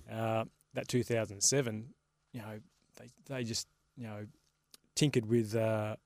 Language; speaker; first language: English; native; English